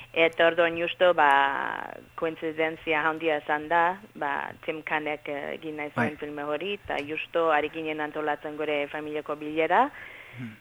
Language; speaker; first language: Basque; early bilingual, heritage; Basque